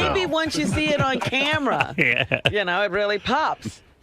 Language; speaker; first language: English; native; English